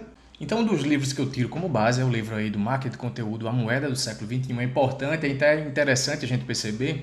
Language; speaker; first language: Portuguese; native; Portuguese